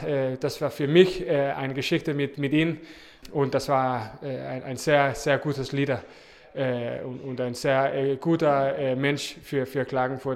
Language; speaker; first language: German; non-native, fluent; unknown